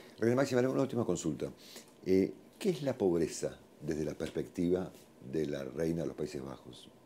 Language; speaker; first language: Spanish; native; Spanish